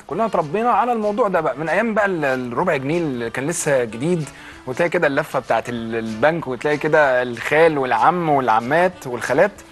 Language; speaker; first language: Arabic; native; Arabic